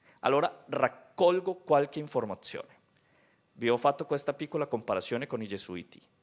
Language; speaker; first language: Italian; non-native, fluent; Spanish